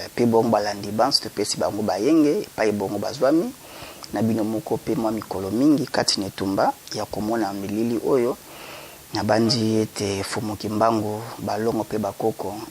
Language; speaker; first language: Lingala; non-native, local second language; Kongo